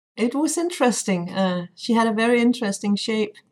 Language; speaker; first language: English; non-native, fluent; Danish